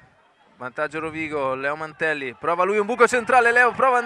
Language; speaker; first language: Italian; native; Italian